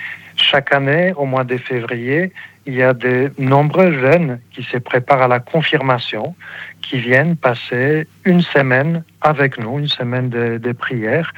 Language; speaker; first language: French; non-native, fluent; Polish